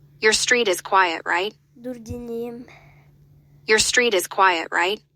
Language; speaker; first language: English; non-native, learner; Turkish